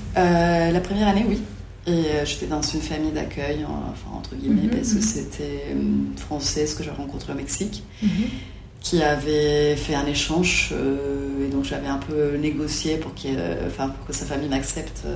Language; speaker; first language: French; non-native, fluent; Spanish